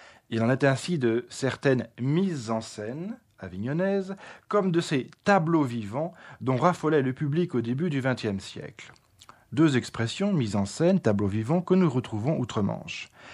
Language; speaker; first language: French; native; French